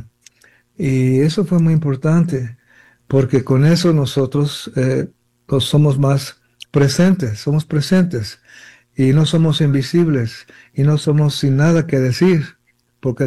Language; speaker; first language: Spanish; early bilingual, heritage; Spanish